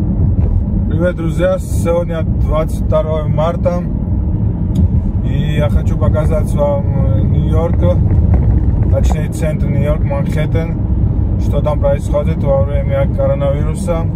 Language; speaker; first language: Russian; non-native, fluent; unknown